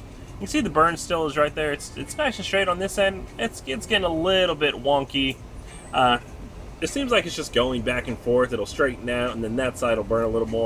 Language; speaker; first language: English; native; English